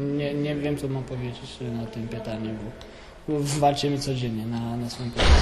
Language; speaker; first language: Polish; early bilingual, heritage; French